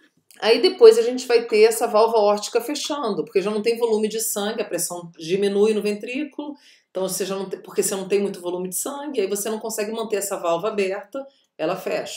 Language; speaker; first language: Portuguese; native; Portuguese